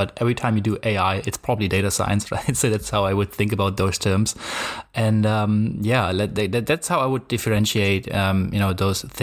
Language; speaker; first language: English; non-native, fluent; German